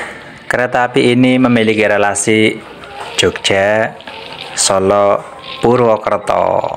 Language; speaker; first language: Indonesian; native; Indonesian